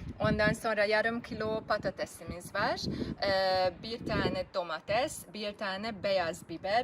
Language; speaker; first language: Turkish; non-native, fluent; Hungarian